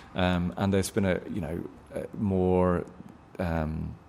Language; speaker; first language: English; native; English